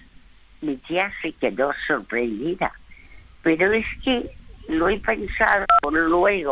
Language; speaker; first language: Spanish; early bilingual, other home language; French